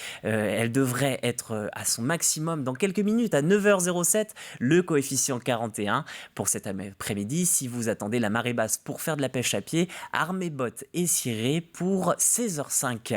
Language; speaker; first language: French; native; French